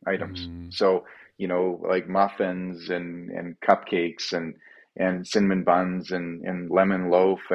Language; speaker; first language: English; native; English